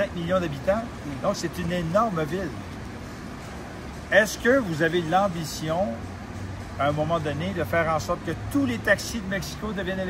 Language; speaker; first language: French; native; French